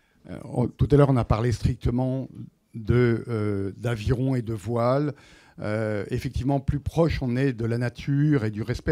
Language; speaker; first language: French; native; French